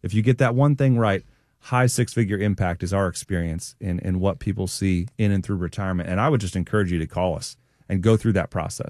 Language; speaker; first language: English; native; English